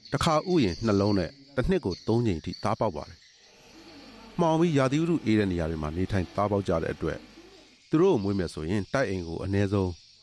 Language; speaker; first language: Burmese; native; Burmese